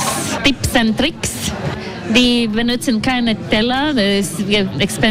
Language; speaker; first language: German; non-native, learner; Latvian